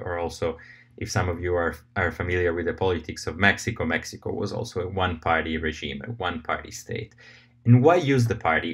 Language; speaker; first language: English; non-native, fluent; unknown